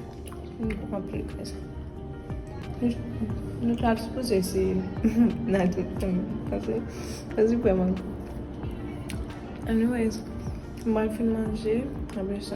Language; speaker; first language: French; non-native, learner; Haitian Creole